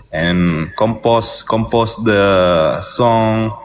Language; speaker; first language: English; non-native, learner; Indonesian